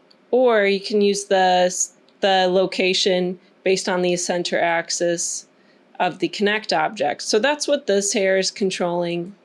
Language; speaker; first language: English; native; English